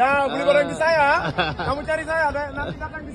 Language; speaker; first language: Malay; non-native, learner; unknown